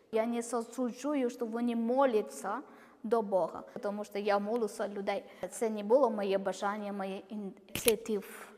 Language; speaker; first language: Ukrainian; non-native, learner; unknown